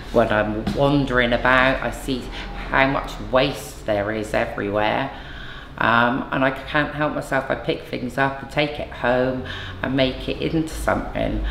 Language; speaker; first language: English; native; English